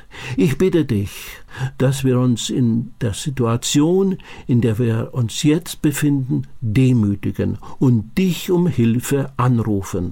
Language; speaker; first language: German; native; German